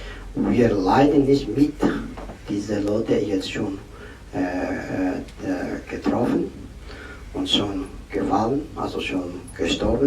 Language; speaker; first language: German; non-native, learner; Tibetan